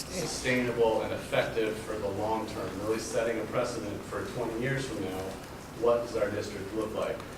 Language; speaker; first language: English; native; English